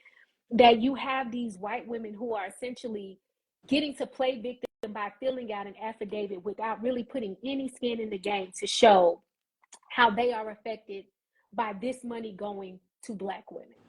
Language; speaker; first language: English; native; English